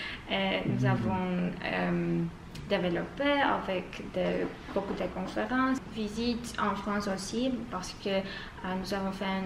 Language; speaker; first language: French; non-native, learner; Armenian